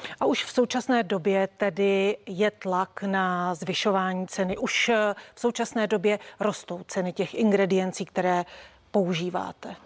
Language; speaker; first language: Czech; native; Czech